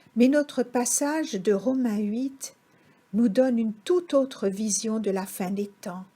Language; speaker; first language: French; native; French